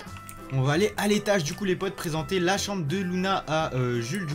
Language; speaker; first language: French; native; French